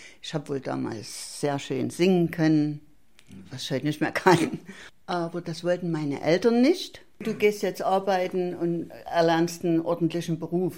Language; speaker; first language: German; native; German